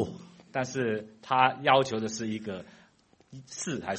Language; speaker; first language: Chinese; non-native, fluent; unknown